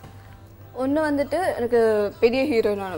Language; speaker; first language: Tamil; non-native, local second language; Malayalam